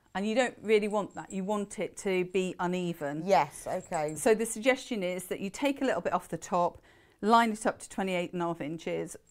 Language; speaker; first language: English; native; English